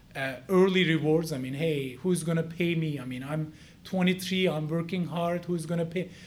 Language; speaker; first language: English; non-native, fluent; Turkish